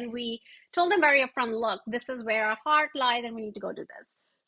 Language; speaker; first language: English; non-native, local second language; Hindi